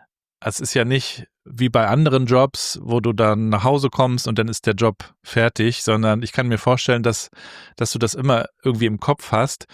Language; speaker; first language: German; native; German